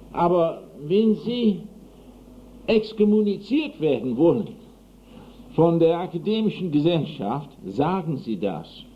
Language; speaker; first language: German; non-native, fluent; English